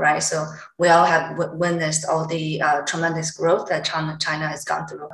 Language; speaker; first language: English; non-native, fluent; Chinese